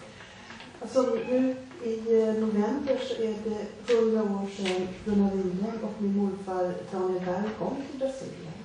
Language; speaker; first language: Swedish; early bilingual, other home language; Portuguese